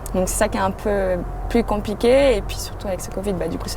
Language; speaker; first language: French; native; French